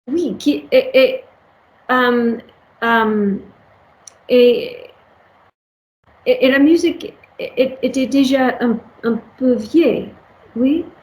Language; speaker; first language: French; non-native, fluent; English